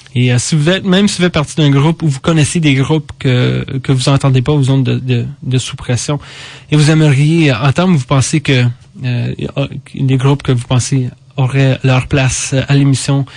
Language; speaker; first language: French; native; French